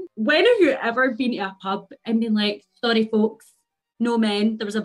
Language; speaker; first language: English; native; English